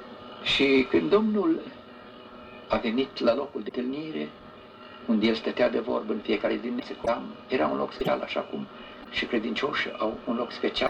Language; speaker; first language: Romanian; native; Romanian